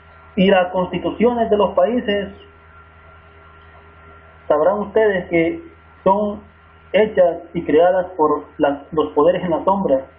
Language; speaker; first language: Spanish; native; Spanish